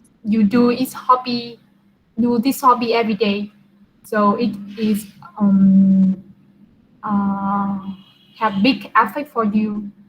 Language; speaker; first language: English; non-native, learner; Vietnamese